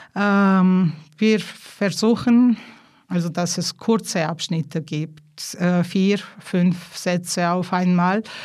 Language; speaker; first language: German; non-native, fluent; Georgian